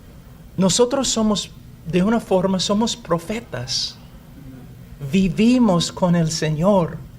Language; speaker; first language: Spanish; non-native, fluent; English